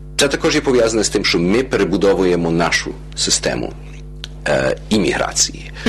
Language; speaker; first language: Ukrainian; early bilingual, heritage; Ukrainian